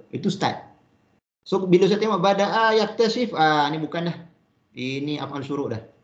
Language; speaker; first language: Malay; native; Malay